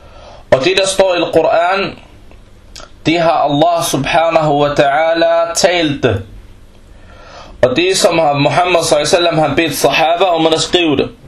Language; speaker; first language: Danish; non-native, fluent; Arabic